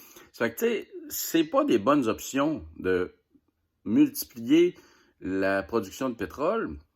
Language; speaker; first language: French; native; French